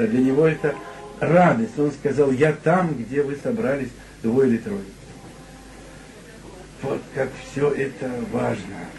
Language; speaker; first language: Russian; native; Russian